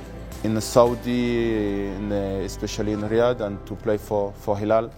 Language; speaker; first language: English; non-native, learner; French